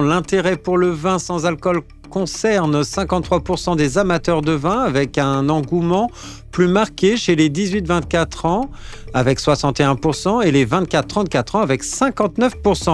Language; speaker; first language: French; native; French